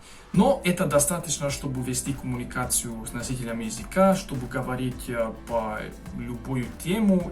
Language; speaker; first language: Russian; non-native, fluent; Hungarian